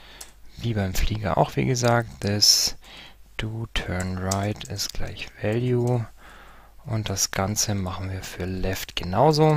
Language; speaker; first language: German; native; German